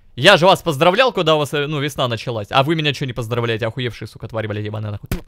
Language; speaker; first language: Russian; native; Russian